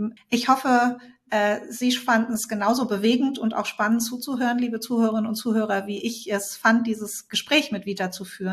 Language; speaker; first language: German; native; German